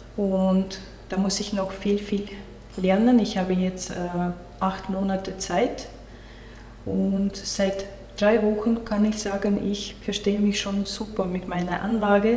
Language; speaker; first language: German; non-native, local second language; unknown